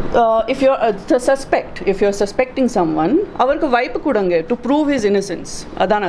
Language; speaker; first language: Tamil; non-native, learner; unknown